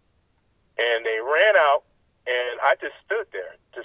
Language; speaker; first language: English; native; English